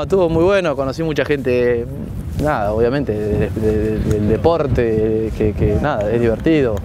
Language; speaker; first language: Spanish; native; Spanish